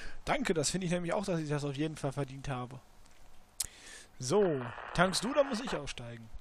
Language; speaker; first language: German; native; German